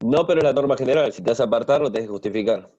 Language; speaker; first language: Spanish; native; Spanish